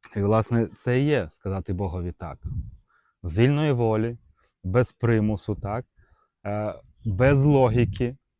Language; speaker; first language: Ukrainian; non-native, local second language; Russian